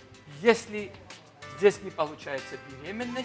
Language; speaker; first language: Russian; non-native, fluent; Georgian